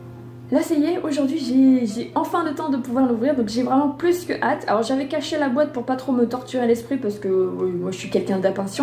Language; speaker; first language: French; native; French